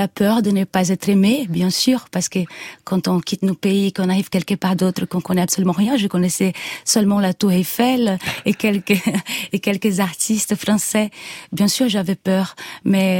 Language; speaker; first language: French; non-native, fluent; Portuguese